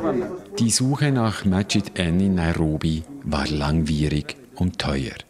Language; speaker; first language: German; native; German